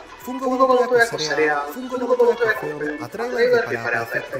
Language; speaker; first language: Czech; native; Czech